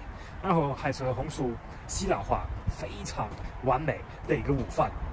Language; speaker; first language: Chinese; non-native, fluent; German